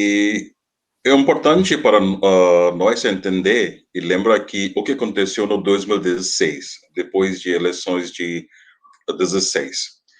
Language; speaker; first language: Portuguese; non-native, fluent; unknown